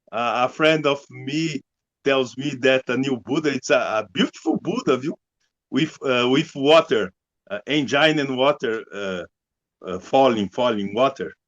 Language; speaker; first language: English; non-native, learner; Portuguese